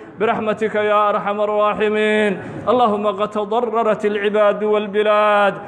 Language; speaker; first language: Arabic; non-native, local second language; Somali